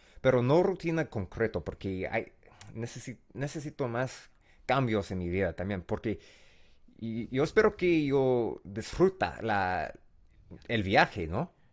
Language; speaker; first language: Spanish; non-native, learner; English